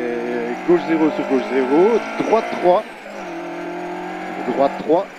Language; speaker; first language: French; native; French